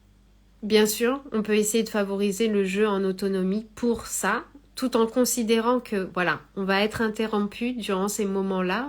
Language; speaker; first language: French; native; French